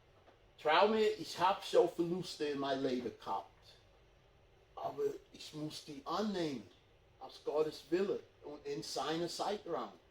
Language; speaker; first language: German; non-native, fluent; English